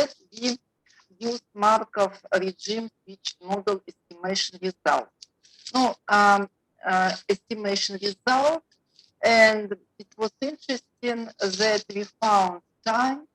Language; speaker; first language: English; non-native, learner; Russian